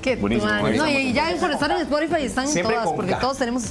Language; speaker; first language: Spanish; native; Spanish